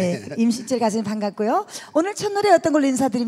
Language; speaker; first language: Korean; native; Korean